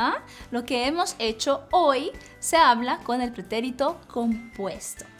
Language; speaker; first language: Spanish; non-native, fluent; Portuguese